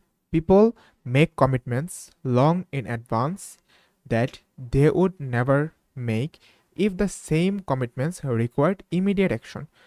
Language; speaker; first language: English; non-native, local second language; Bangla